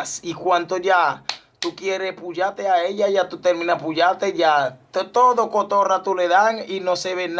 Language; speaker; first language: Spanish; non-native, learner; Haitian Creole